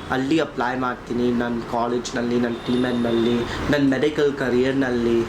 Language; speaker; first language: Kannada; early bilingual, heritage; Kannada